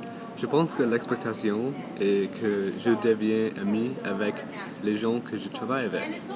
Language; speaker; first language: French; non-native, local second language; English